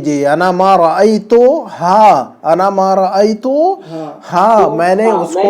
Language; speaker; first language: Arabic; non-native, fluent; Urdu